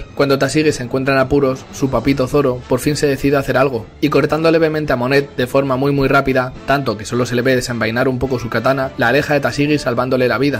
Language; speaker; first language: Spanish; native; Spanish